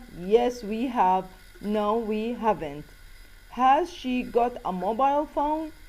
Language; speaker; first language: English; non-native, fluent; Arabic